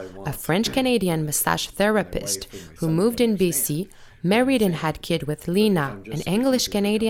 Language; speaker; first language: English; non-native, fluent; French